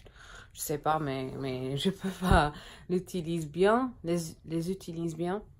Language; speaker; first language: French; non-native, learner; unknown